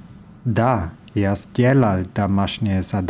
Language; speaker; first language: Russian; non-native, learner; German